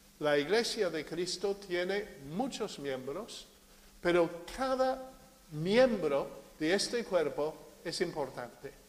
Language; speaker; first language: Spanish; non-native, fluent; English